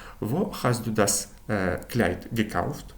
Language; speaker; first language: German; non-native, fluent; Ukrainian